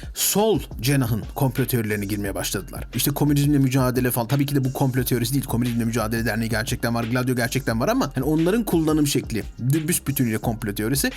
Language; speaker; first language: Turkish; native; Turkish